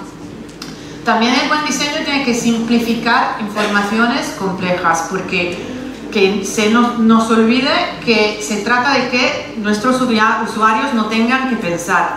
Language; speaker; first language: Spanish; non-native, fluent; Italian